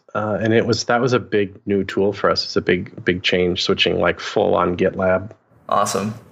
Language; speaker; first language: English; native; English